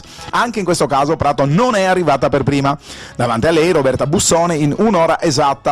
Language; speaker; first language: Italian; native; Italian